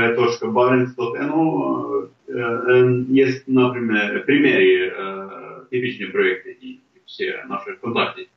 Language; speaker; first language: Russian; non-native, fluent; Norwegian